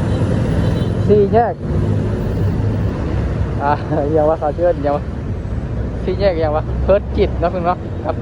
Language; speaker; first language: Thai; non-native, local second language; Lao